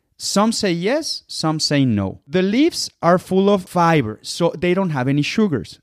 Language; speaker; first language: English; non-native, fluent; Spanish